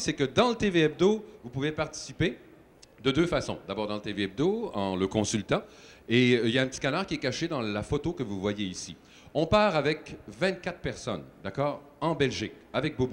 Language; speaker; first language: French; native; French